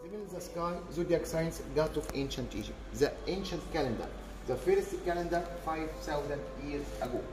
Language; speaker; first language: English; non-native, learner; Arabic